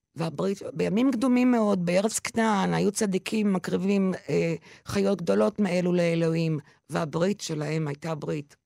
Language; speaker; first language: Hebrew; non-native, local second language; French